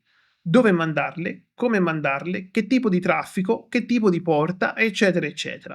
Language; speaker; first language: Italian; native; Italian